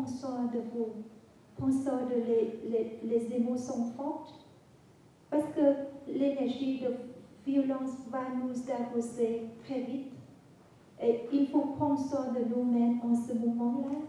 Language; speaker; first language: French; non-native, fluent; Vietnamese